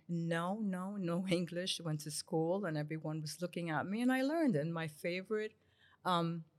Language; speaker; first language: English; early bilingual, other home language; Spanish